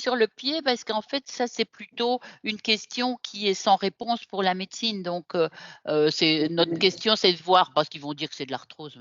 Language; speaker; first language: French; native; French